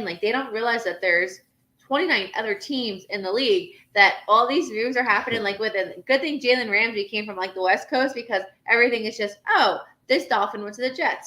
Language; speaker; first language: English; native; English